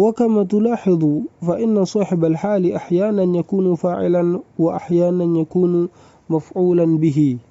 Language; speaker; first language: Arabic; non-native, fluent; Indonesian